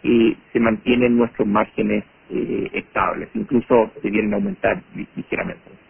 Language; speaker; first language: Spanish; native; Spanish